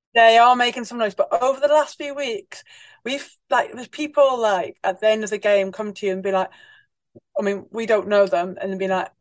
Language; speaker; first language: English; native; English